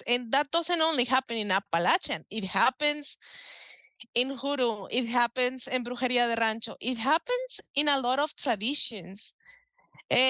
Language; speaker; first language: English; non-native, fluent; Spanish